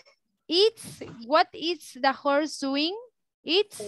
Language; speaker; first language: English; non-native, fluent; Spanish